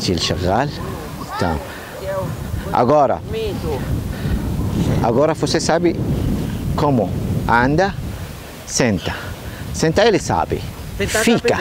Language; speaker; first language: Portuguese; non-native, learner; Arabic